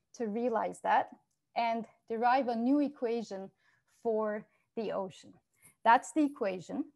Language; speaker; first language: English; non-native, fluent; Turkish